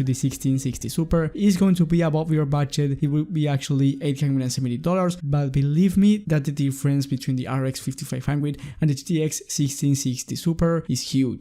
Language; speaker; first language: English; non-native, fluent; Spanish